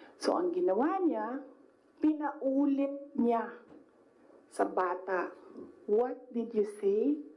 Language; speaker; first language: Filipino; native; Filipino